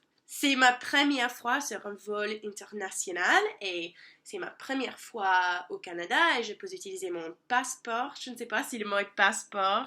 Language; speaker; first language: French; non-native, learner; English